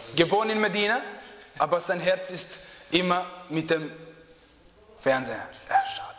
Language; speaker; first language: German; non-native, fluent; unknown